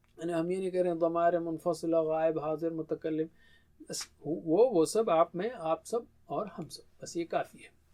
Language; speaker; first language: Urdu; native; Urdu